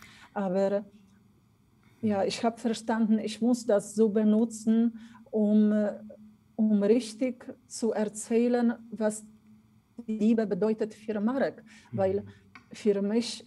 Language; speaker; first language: German; non-native, fluent; Polish